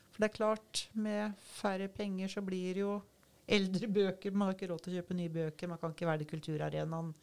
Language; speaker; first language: Norwegian; native; Norwegian